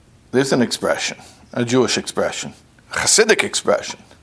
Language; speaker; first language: English; native; English